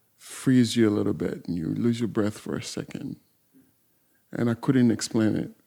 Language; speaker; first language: English; non-native, fluent; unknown